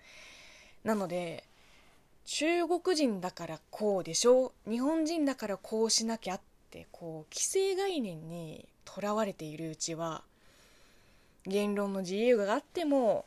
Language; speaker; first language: Japanese; non-native, fluent; Chinese